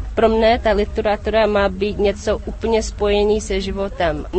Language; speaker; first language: Czech; non-native, fluent; English